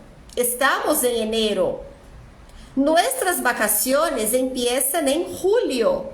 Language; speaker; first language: Spanish; non-native, fluent; Portuguese